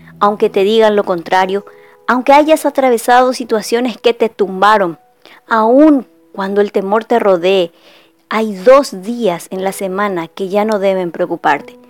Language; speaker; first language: Spanish; native; Spanish